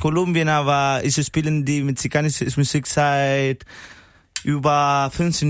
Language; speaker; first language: German; non-native, learner; Spanish